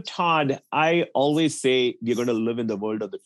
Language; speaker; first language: English; non-native, local second language; Tamil